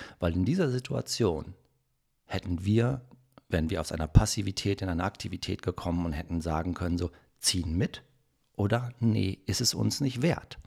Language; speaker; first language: German; native; German